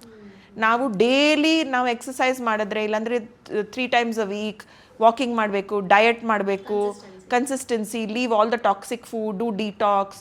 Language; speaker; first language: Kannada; non-native, local second language; Hindi